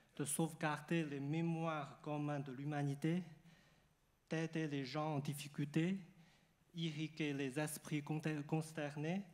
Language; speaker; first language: French; non-native, fluent; Chinese